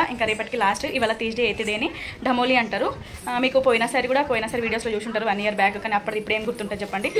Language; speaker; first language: Telugu; non-native, local second language; Lambadi